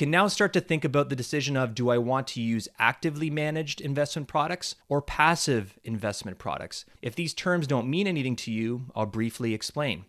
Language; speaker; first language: English; native; English